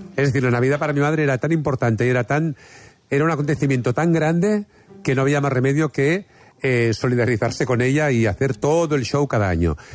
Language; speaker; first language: Spanish; native; Spanish